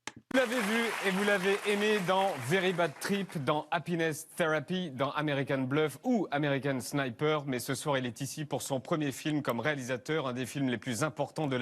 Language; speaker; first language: French; native; French